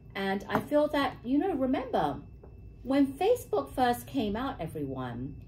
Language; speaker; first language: English; native; English